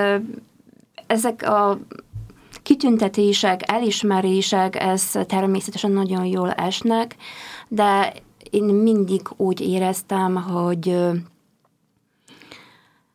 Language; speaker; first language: Hungarian; non-native, fluent; Polish